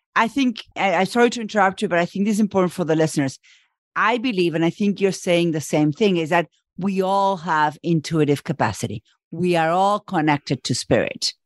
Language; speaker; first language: English; non-native, fluent; Spanish